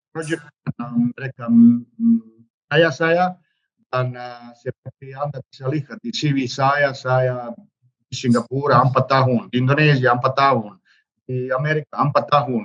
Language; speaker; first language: Indonesian; non-native, learner; Serbian